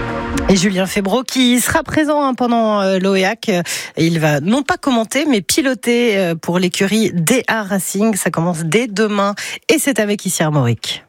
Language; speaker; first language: French; native; French